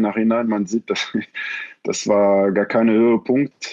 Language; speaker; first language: German; non-native, fluent; French